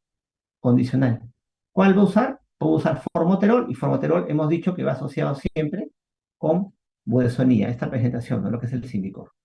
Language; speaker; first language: Spanish; native; Spanish